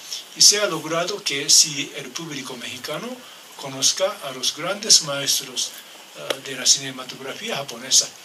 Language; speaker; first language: Spanish; non-native, learner; Japanese